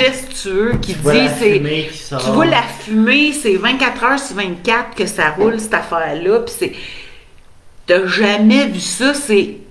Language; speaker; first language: French; native; French